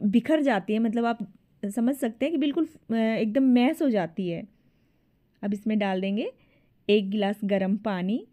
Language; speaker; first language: Hindi; native; Hindi